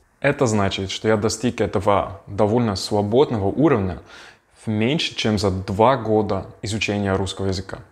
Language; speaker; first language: Russian; non-native, fluent; Dutch